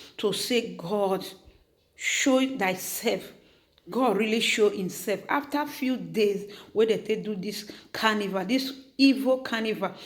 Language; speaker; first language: Nigerian Pidgin; native; Nigerian Pidgin